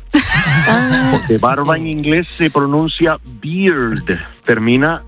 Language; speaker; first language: Spanish; early bilingual, heritage; Spanish